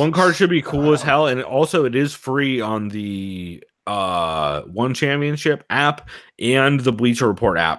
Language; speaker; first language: English; native; English